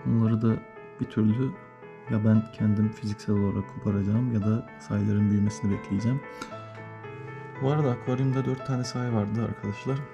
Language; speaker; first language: Turkish; native; Turkish